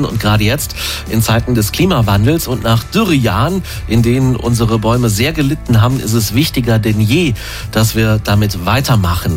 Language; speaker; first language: German; native; German